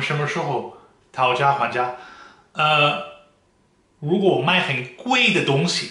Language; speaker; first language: Chinese; non-native, fluent; Dutch